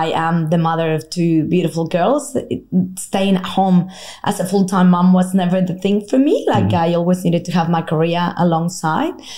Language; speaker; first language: English; non-native, fluent; Spanish